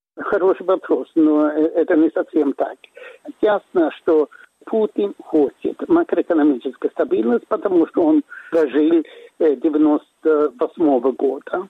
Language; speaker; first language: Russian; non-native, fluent; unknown